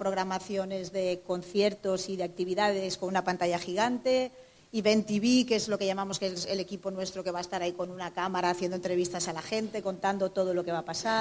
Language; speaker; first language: Spanish; native; Spanish